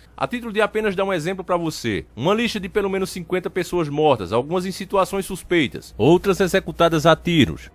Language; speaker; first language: Portuguese; native; Portuguese